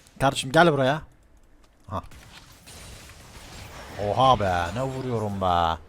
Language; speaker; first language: Turkish; native; Turkish